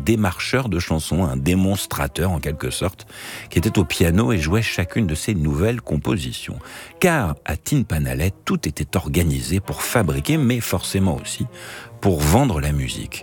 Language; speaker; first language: French; native; French